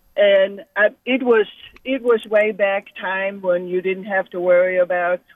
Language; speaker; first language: English; non-native, fluent; Swedish